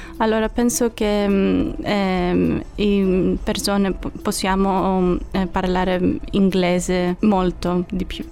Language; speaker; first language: Italian; non-native, learner; Greek